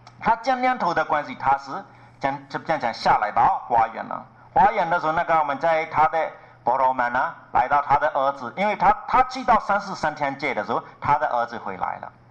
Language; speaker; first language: Chinese; non-native, fluent; Burmese